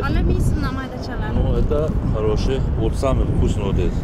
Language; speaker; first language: Russian; native; Russian